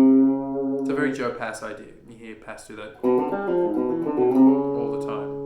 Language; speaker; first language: English; native; English